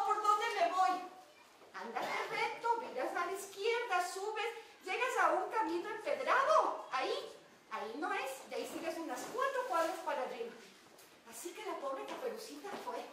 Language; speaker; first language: Spanish; native; Spanish